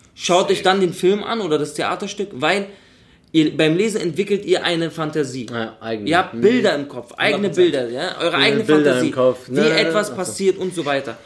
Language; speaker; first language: German; native; German